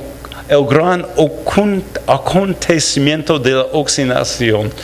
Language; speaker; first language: Spanish; non-native, fluent; English